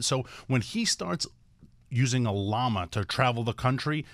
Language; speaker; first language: English; native; English